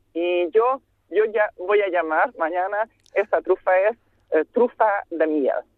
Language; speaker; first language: Spanish; non-native, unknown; Hungarian